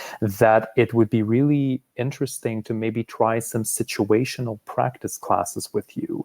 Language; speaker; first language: English; non-native, fluent; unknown